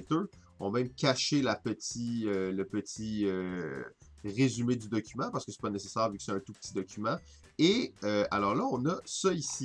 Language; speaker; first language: French; native; French